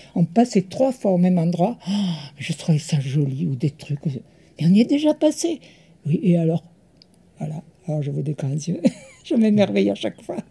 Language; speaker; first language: French; early bilingual, other home language; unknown